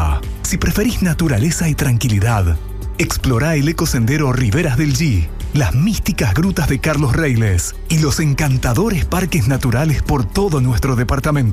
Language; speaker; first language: Spanish; native; Spanish